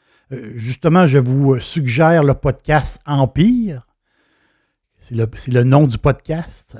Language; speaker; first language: French; native; French